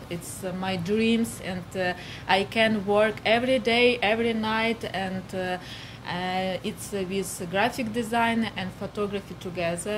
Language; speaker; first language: English; non-native, learner; Ukrainian